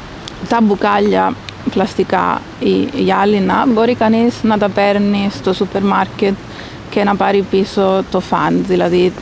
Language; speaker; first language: Greek; early bilingual, heritage; Greek